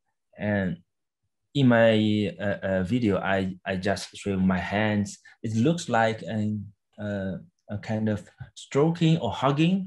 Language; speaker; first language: English; non-native, fluent; Chinese